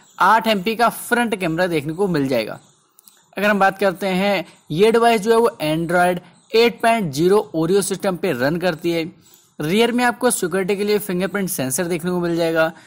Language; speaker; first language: Hindi; native; Hindi